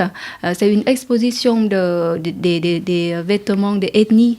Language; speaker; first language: French; non-native, learner; Vietnamese